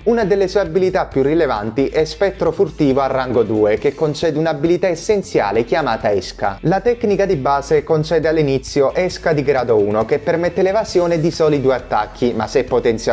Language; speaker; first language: Italian; native; Italian